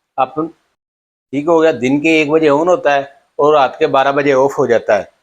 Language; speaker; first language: Urdu; non-native, local second language; Punjabi